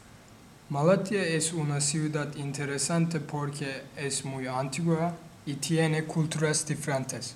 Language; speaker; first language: Spanish; non-native, learner; Turkish